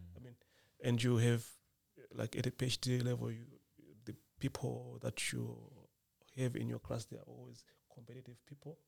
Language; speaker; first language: English; non-native, local second language; Nyanja